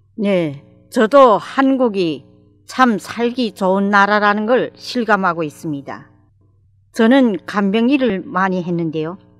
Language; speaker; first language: Korean; native; Korean